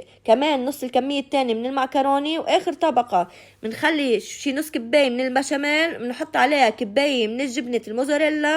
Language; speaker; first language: Arabic; native; Arabic